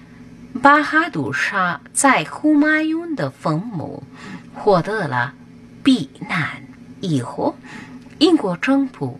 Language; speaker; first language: Chinese; non-native, learner; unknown